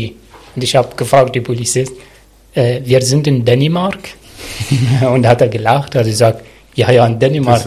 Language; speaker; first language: German; non-native, learner; Arabic